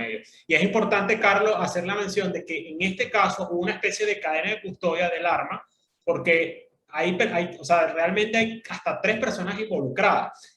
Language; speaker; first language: Spanish; native; Spanish